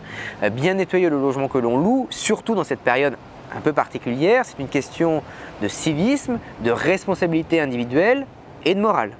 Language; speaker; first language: French; native; French